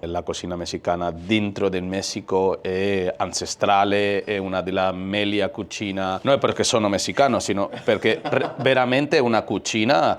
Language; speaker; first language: Italian; non-native, learner; Spanish